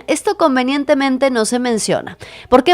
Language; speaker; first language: Spanish; native; Spanish